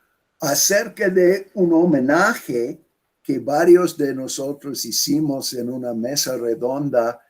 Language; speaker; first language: Spanish; non-native, fluent; English